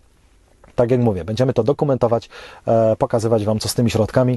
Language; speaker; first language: Polish; native; Polish